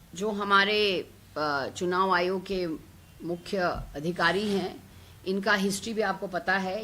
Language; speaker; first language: Hindi; non-native, local second language; Bangla